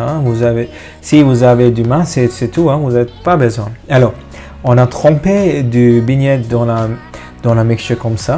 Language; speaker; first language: French; non-native, fluent; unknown